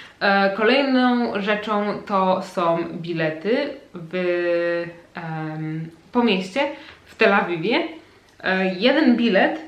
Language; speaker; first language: Polish; native; Polish